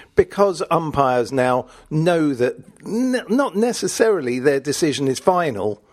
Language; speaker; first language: English; native; English